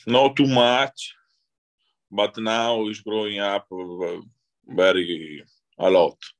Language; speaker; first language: English; non-native, learner; Italian